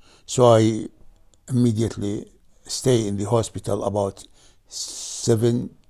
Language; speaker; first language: English; non-native, fluent; Arabic